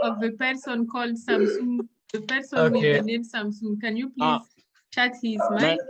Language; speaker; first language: English; non-native, fluent; French